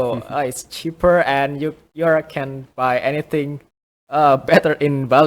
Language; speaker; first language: English; non-native, fluent; Indonesian